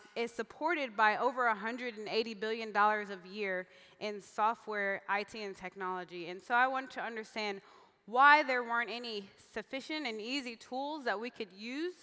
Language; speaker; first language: English; native; English